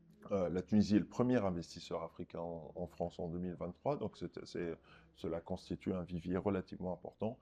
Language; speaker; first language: French; non-native, local second language; Arabic